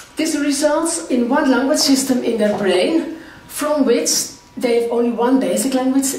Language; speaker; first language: English; non-native, fluent; Dutch